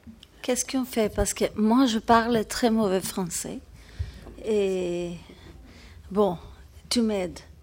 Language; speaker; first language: French; non-native, learner; Spanish